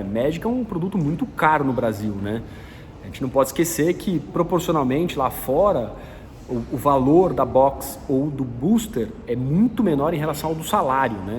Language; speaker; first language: Portuguese; native; Portuguese